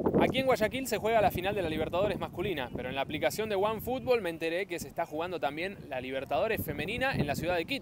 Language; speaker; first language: Spanish; native; Spanish